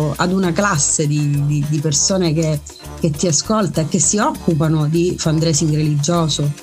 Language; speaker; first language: Italian; native; Italian